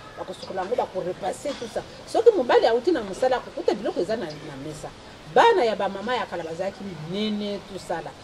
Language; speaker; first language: Lingala; non-native, local second language; Luba-Lulua